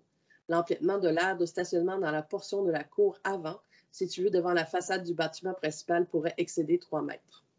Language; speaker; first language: French; native; French